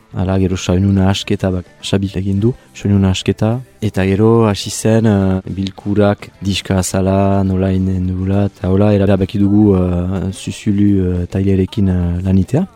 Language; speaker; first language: Basque; non-native, local second language; French